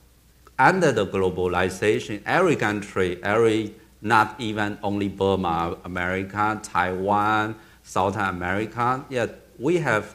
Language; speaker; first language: English; non-native, learner; Chinese